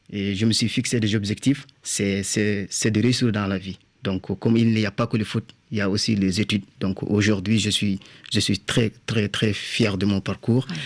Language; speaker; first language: French; non-native, local second language; Wolof